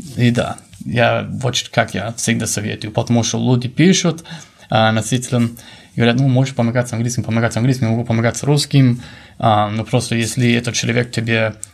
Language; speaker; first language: Russian; non-native, fluent; English